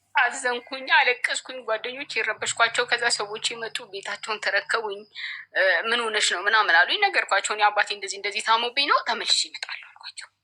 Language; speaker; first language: Amharic; native; Amharic